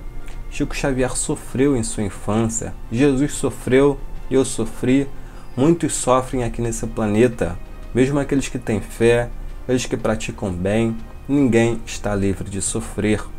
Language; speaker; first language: Portuguese; native; Portuguese